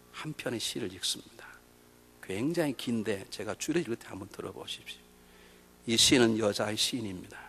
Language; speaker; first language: Korean; native; Korean